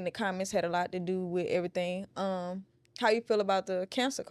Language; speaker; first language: English; native; English